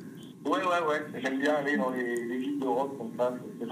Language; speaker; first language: French; native; French